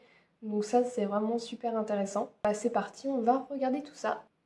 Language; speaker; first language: French; native; French